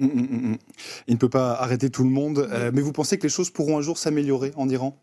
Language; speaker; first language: French; native; French